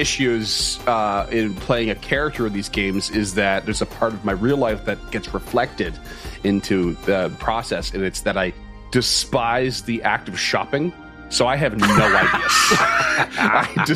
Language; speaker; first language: English; native; English